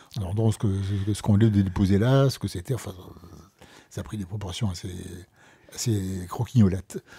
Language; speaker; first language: French; native; French